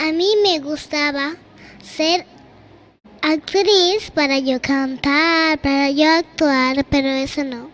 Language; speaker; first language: Spanish; early bilingual, other home language; Haitian Creole